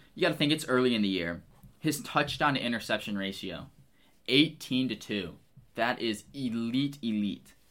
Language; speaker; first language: English; native; English